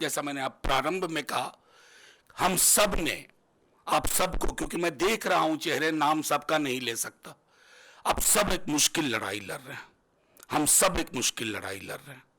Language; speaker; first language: Hindi; native; Hindi